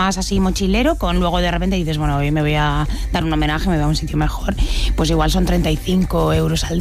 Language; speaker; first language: Spanish; native; Spanish